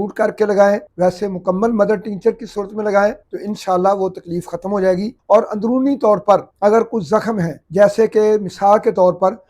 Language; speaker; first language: Urdu; non-native, local second language; Punjabi